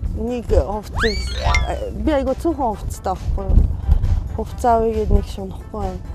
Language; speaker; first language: Mongolian; non-native, fluent; Japanese